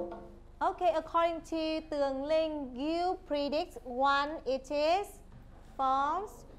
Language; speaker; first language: English; non-native, fluent; Vietnamese